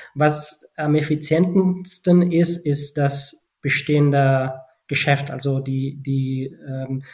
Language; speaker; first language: German; non-native, fluent; Spanish